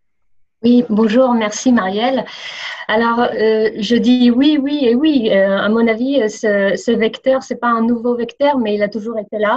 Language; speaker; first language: French; non-native, fluent; Latvian